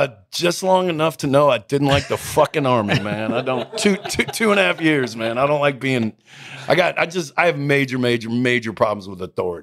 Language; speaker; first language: English; native; English